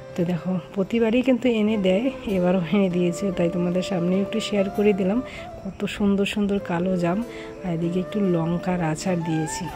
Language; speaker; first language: Bangla; non-native, local second language; Rangpuri